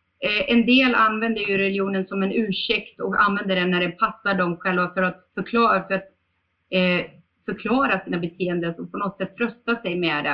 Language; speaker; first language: Swedish; early bilingual, other home language; Bosnian